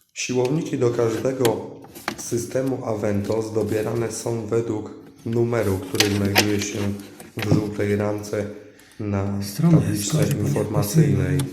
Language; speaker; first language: Polish; native; Polish